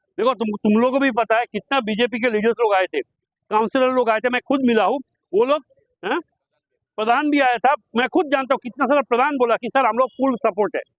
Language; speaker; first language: Hindi; non-native, local second language; Bangla